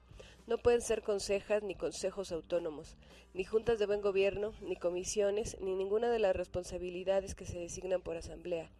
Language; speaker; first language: Spanish; native; Spanish